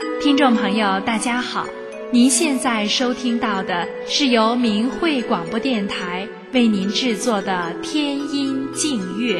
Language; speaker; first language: Chinese; native; Chinese